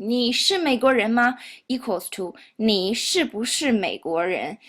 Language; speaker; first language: Chinese; non-native, fluent; English